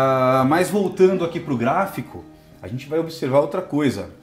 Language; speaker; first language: Portuguese; native; Portuguese